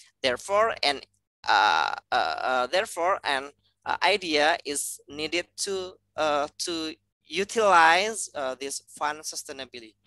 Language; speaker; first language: English; non-native, fluent; Indonesian